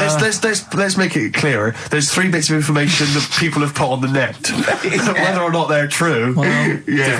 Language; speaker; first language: English; native; English